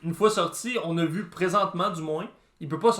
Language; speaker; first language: French; native; French